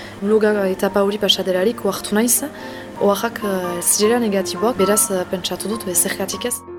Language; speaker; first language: Basque; non-native, local second language; French